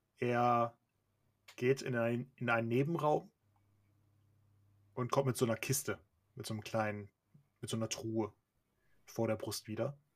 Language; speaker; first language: German; native; German